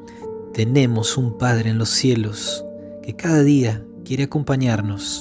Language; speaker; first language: Spanish; native; Spanish